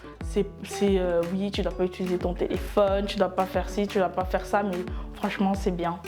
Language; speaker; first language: French; early bilingual, other home language; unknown